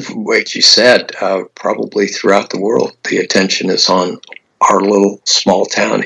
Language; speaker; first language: English; native; English